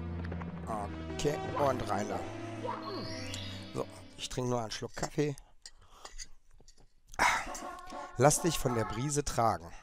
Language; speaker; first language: German; native; German